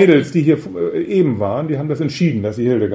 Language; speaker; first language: German; native; German